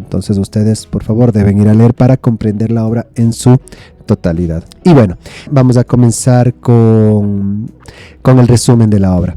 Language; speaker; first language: Spanish; native; Spanish